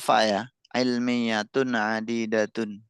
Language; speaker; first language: Arabic; non-native, fluent; Indonesian